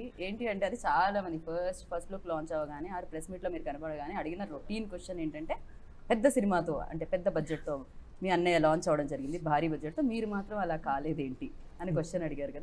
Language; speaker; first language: Telugu; native; Telugu